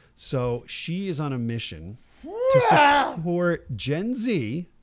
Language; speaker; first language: English; native; English